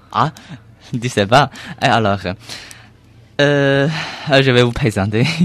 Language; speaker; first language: French; non-native, learner; Chinese